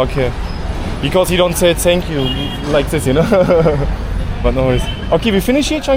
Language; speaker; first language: English; non-native, learner; Turkish